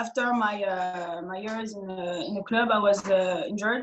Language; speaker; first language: English; non-native, fluent; French